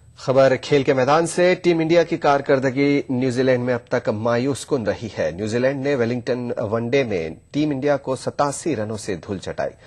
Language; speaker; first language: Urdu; native; Urdu